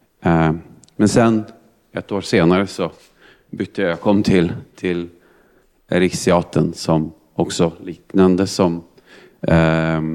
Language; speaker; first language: Swedish; non-native, fluent; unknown